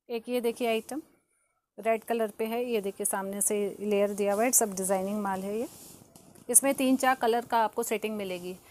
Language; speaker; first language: Hindi; native; Hindi